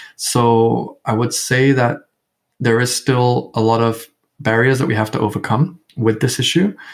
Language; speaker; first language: English; native; English